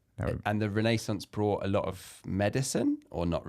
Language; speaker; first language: English; native; English